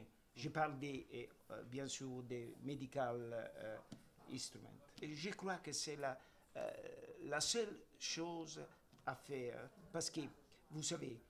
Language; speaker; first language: French; non-native, learner; Italian